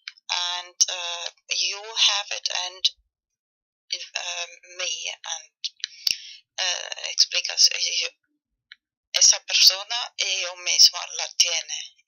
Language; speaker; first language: Spanish; non-native, learner; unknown